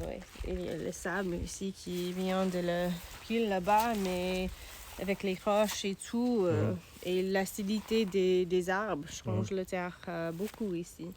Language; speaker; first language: French; non-native, learner; English